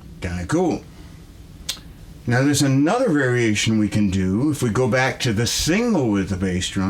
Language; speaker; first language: English; native; English